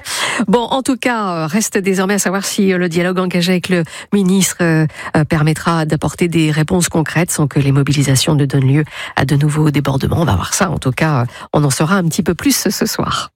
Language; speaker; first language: French; native; French